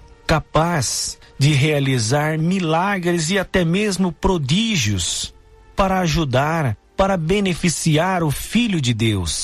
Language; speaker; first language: Portuguese; native; Portuguese